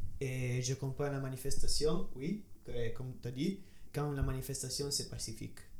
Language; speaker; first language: French; non-native, learner; Italian